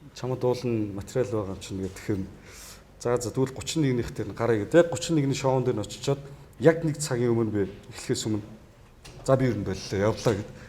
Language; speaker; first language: Mongolian; native; Mongolian